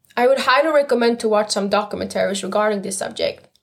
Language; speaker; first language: English; non-native, fluent; Swedish